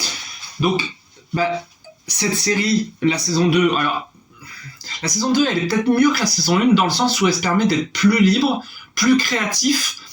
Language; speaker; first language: French; native; French